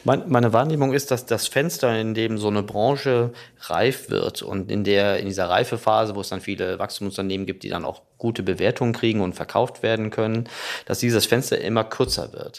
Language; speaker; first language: German; native; German